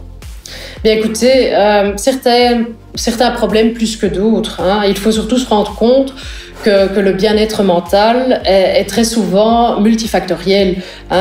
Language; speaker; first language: French; non-native, local second language; Dutch